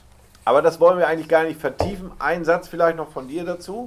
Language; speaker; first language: German; native; German